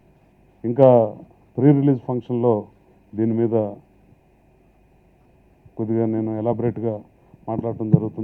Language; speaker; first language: Telugu; native; Telugu